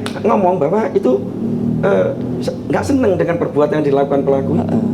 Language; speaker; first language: Indonesian; native; Indonesian